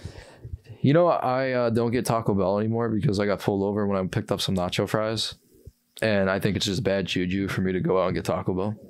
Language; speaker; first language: English; native; English